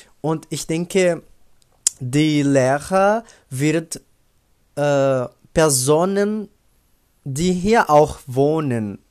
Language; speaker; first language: German; non-native, learner; Portuguese